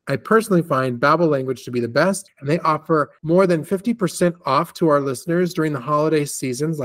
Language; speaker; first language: English; native; English